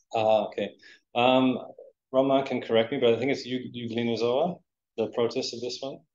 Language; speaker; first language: English; native; English